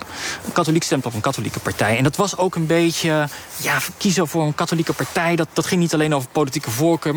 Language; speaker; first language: Dutch; native; Dutch